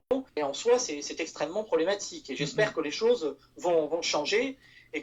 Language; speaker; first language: French; native; French